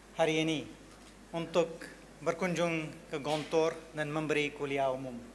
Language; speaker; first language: Indonesian; non-native, fluent; English